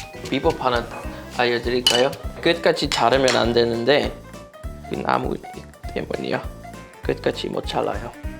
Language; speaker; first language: Korean; non-native, fluent; Dutch